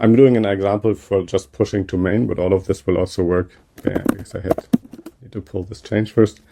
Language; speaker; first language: English; non-native, fluent; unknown